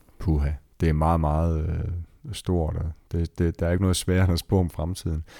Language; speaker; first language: Danish; native; Danish